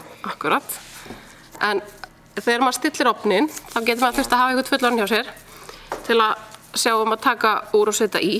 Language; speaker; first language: Icelandic; native; Icelandic